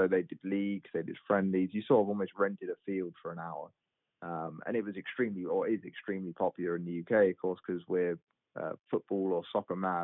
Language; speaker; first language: English; native; English